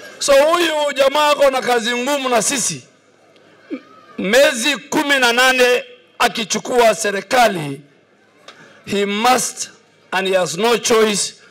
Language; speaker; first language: Swahili; native; Swahili